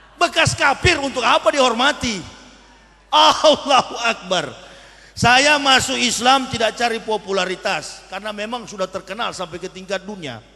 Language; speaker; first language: Indonesian; native; Indonesian